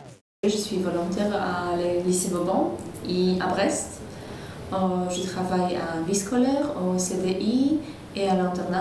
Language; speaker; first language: French; non-native, fluent; Polish